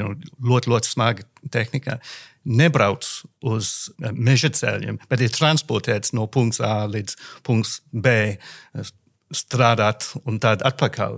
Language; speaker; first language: Latvian; non-native, learner; English